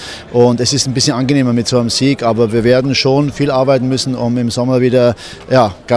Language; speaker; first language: German; native; German